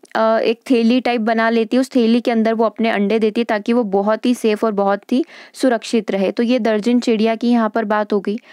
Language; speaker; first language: Hindi; native; Hindi